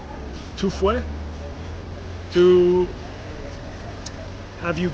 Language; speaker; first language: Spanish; non-native, learner; English